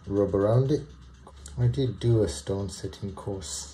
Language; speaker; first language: English; native; English